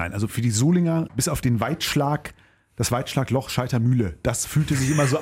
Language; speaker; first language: German; native; German